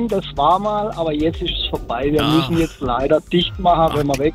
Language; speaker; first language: German; native; German